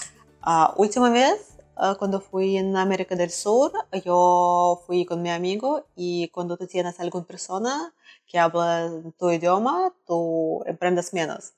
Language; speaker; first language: Spanish; non-native, learner; Russian